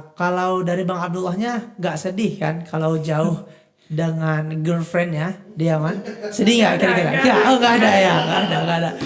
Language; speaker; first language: Indonesian; native; Indonesian